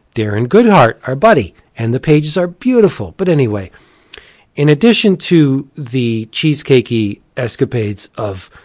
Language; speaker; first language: English; native; English